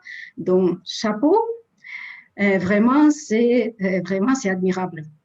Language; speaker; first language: French; non-native, fluent; Russian